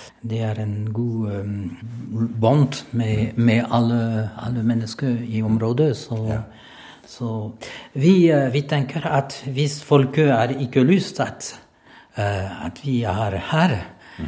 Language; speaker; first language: Norwegian; non-native, learner; French